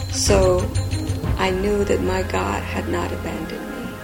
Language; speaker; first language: English; non-native, fluent; Persian